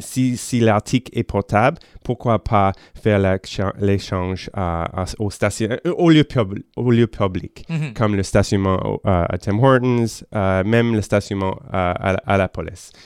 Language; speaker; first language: French; non-native, local second language; English